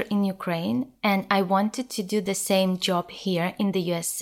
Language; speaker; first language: English; non-native, learner; Ukrainian